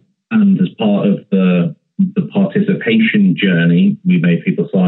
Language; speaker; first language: English; native; English